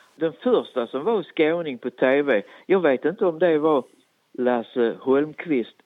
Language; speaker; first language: Swedish; native; Swedish